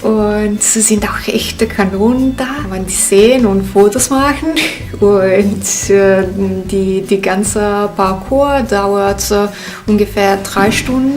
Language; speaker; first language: German; non-native, fluent; Italian